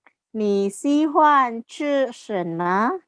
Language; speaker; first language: Chinese; non-native, fluent; Indonesian